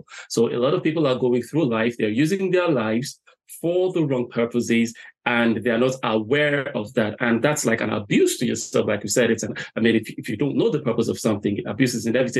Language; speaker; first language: English; non-native, local second language; Yoruba